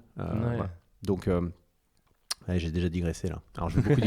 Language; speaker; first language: French; native; French